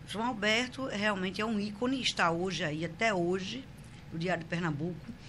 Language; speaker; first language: Portuguese; native; Portuguese